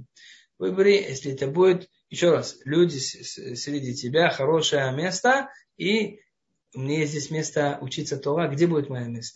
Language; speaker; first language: Russian; non-native, fluent; Hebrew